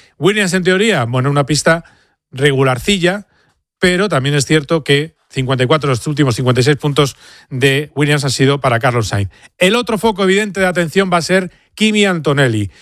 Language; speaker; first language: Spanish; native; Spanish